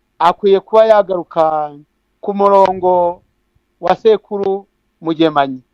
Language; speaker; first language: Kinyarwanda; native; Kinyarwanda